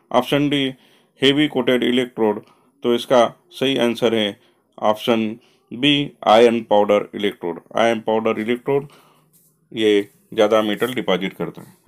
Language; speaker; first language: Hindi; non-native, local second language; Marathi